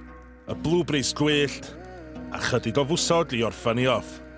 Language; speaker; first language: Welsh; native; Welsh